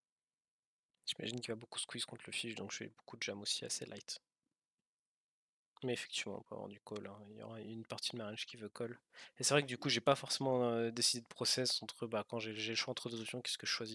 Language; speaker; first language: French; native; French